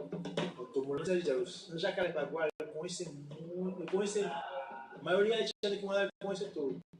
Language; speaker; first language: Portuguese; non-native, learner; Haitian Creole